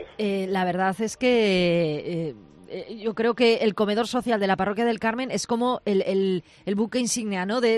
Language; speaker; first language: Spanish; native; Spanish